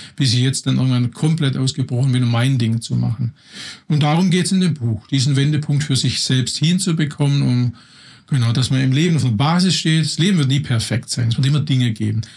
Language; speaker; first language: German; native; German